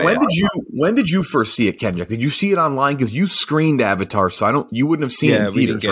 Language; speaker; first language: English; native; English